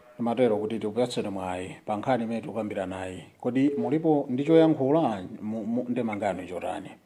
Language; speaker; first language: Nyanja; native; Nyanja